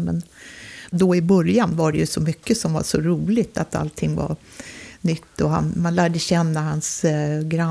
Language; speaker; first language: Swedish; native; Swedish